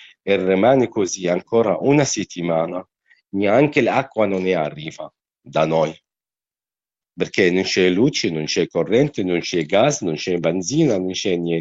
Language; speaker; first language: Italian; non-native, learner; Arabic